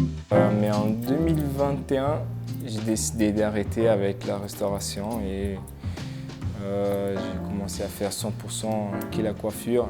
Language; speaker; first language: French; non-native, fluent; Portuguese